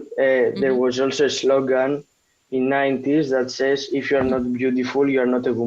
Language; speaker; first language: English; non-native, fluent; Greek